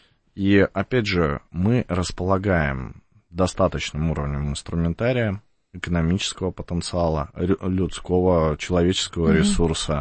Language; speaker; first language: Russian; native; Russian